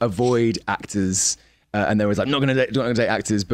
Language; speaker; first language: English; native; English